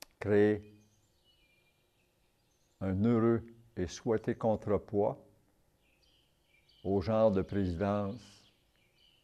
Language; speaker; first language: French; native; French